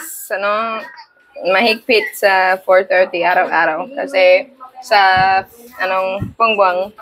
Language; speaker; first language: Filipino; non-native, learner; English